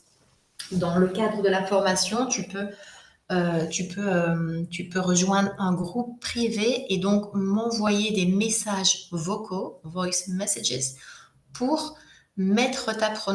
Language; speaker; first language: French; native; French